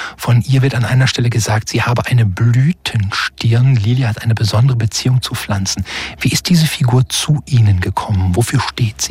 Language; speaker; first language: German; native; German